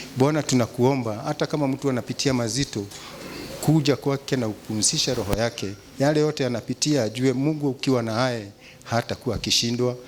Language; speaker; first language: Swahili; non-native, local second language; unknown